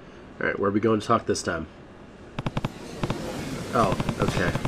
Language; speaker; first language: English; native; English